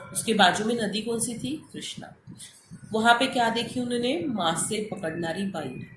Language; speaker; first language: Hindi; non-native, local second language; Marathi